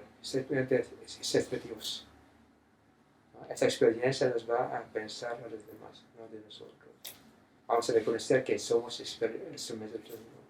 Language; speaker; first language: Spanish; non-native, fluent; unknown